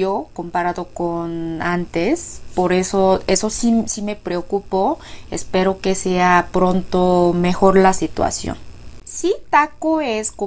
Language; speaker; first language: Spanish; non-native, fluent; Korean